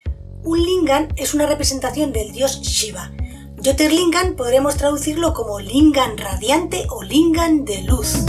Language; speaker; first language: Spanish; native; Spanish